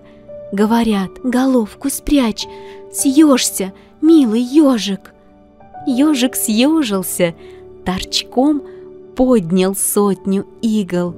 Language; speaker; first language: Russian; native; Russian